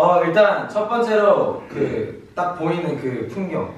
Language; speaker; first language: Korean; native; Korean